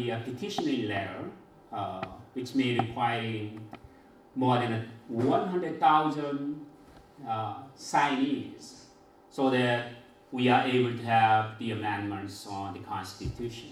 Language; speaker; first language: English; non-native, fluent; Korean